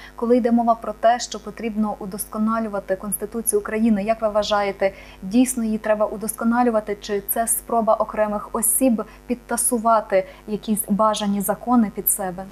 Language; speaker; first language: Ukrainian; native; Ukrainian